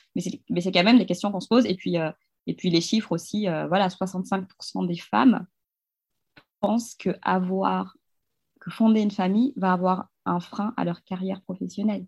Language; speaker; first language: French; non-native, local second language; Fula